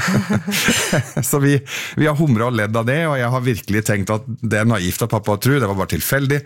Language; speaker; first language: Norwegian; early bilingual, other home language; Arabic